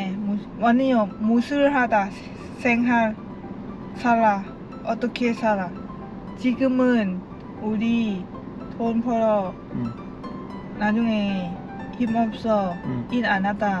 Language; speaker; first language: Korean; non-native, learner; Lao